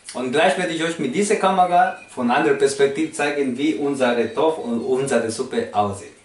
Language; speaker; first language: German; non-native, learner; Spanish